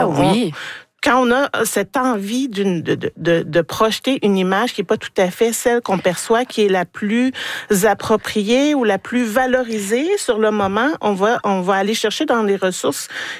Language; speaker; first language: French; native; French